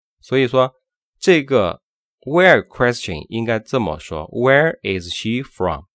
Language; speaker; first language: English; non-native, fluent; Chinese